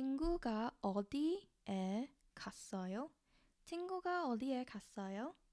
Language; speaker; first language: Korean; non-native, learner; English